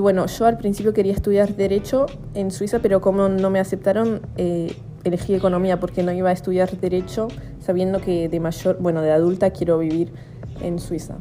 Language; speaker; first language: Spanish; early bilingual, heritage; Spanish